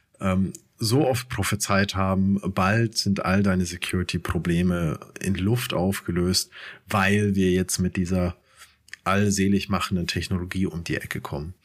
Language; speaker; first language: German; native; German